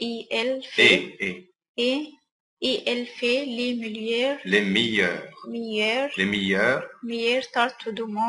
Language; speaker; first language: French; non-native, learner; Arabic